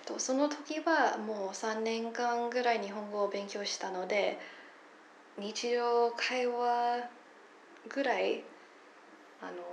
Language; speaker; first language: Japanese; non-native, fluent; English